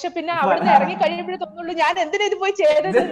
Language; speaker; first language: Malayalam; early bilingual, heritage; Malayalam